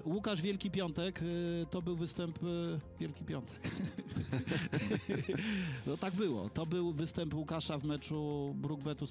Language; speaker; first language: Polish; native; Polish